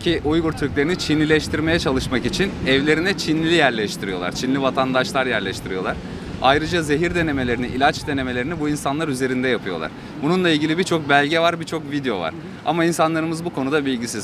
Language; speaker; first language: Turkish; native; Turkish